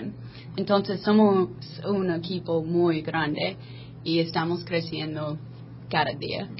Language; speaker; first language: Spanish; non-native, learner; English